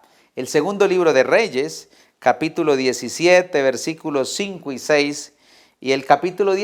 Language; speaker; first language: Spanish; native; Spanish